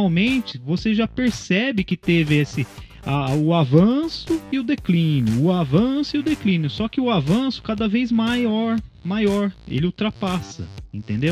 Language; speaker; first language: Portuguese; native; Portuguese